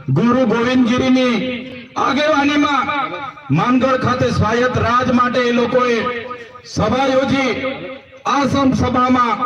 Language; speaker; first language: Gujarati; non-native, local second language; Bhili